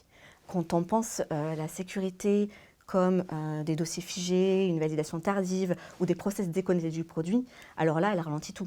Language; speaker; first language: French; native; French